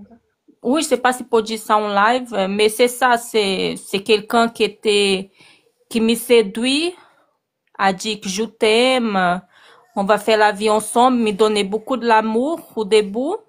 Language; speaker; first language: French; non-native, learner; Portuguese